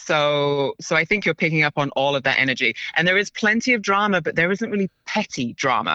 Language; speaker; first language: English; native; English